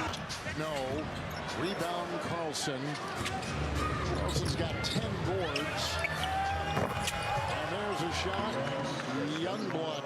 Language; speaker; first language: English; native; English